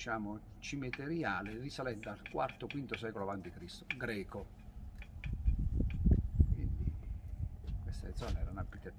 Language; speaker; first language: Italian; native; Italian